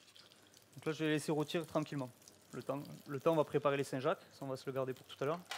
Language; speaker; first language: French; native; French